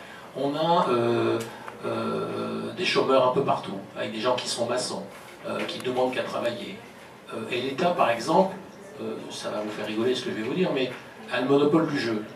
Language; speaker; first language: French; native; French